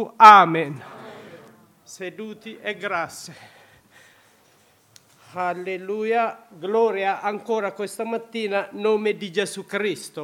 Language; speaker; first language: Italian; non-native, learner; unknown